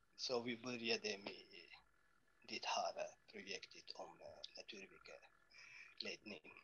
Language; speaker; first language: Swedish; non-native, learner; Arabic